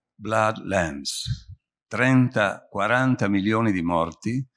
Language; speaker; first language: Italian; native; Italian